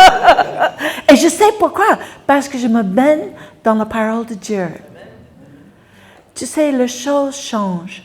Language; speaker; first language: French; non-native, fluent; English